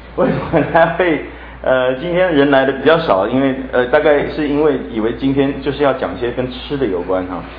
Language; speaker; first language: Chinese; native; Chinese